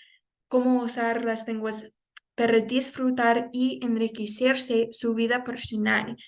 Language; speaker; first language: Spanish; non-native, fluent; English